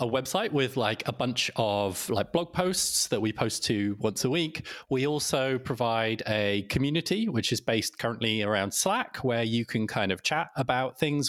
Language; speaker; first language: English; native; English